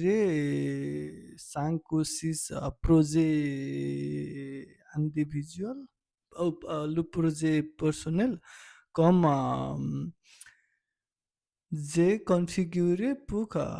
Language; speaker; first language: French; non-native, learner; Nepali